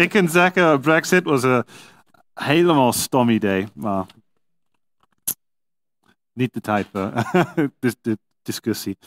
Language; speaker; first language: Dutch; non-native, learner; English